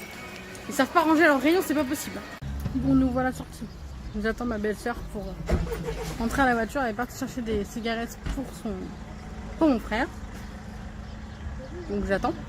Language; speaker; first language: French; native; French